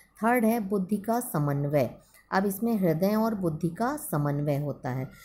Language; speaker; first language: Hindi; native; Hindi